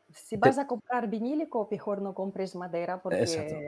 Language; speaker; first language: Spanish; non-native, fluent; Russian